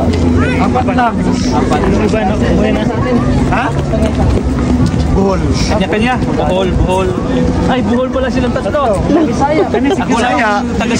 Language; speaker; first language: Filipino; non-native, local second language; Cebuano